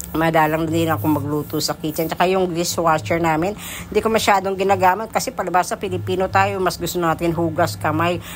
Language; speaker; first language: Filipino; non-native, local second language; Hiligaynon